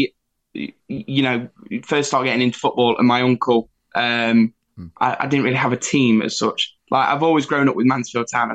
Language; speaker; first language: English; native; English